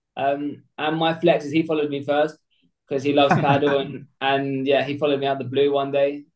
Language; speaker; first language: English; native; English